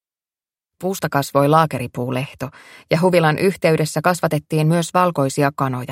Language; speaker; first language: Finnish; native; Finnish